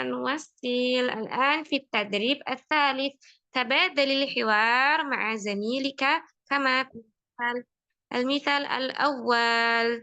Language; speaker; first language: Arabic; non-native, fluent; Indonesian